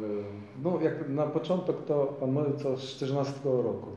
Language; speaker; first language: Polish; non-native, learner; Ukrainian